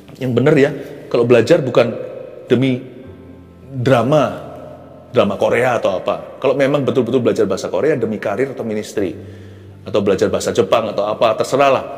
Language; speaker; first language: Indonesian; native; Indonesian